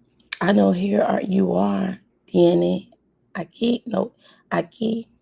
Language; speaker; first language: Spanish; non-native, learner; English